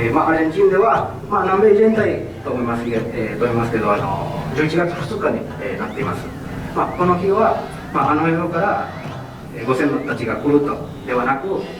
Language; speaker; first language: Japanese; early bilingual, heritage; Spanish